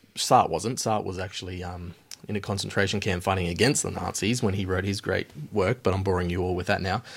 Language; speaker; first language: English; native; English